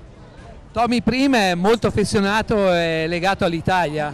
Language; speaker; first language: Italian; native; Italian